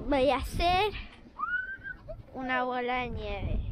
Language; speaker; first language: Spanish; early bilingual, heritage; Spanish